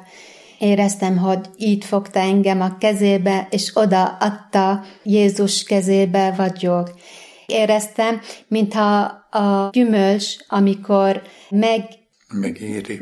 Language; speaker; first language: Hungarian; non-native, fluent; Arabic